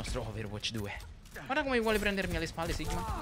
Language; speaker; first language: Italian; native; Italian